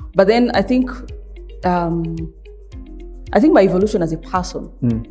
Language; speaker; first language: English; non-native, local second language; Nyankole